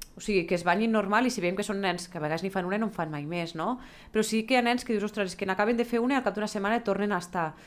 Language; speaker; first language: Catalan; native; Catalan